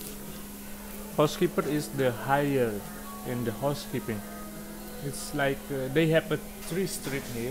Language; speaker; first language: English; non-native, learner; Indonesian